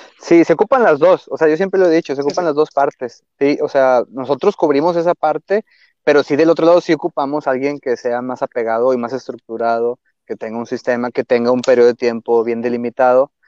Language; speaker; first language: Spanish; native; Spanish